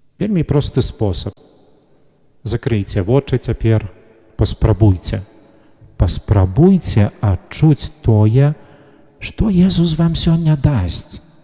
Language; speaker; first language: Belarusian; native; Belarusian